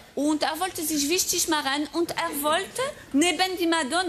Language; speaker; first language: German; non-native, fluent; French